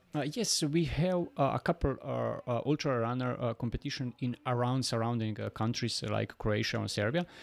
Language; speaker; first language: English; non-native, learner; Bosnian